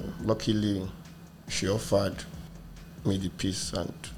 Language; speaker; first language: English; non-native, local second language; Yoruba